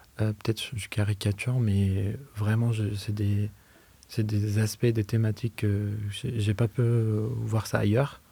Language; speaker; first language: French; non-native, fluent; Arabic